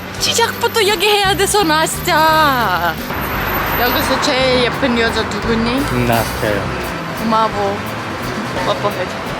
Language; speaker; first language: Korean; non-native, learner; Ukrainian